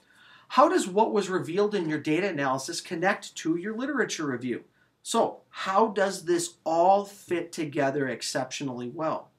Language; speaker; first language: English; native; English